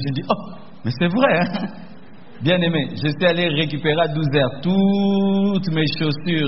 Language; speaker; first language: French; non-native, local second language; Lingala